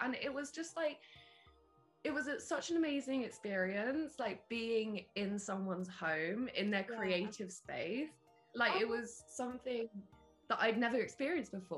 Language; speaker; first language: English; native; English